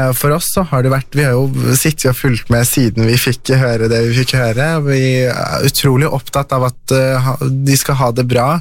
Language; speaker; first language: Norwegian; early bilingual, other home language; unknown